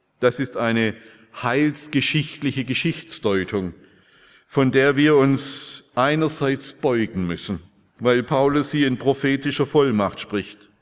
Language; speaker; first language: German; native; German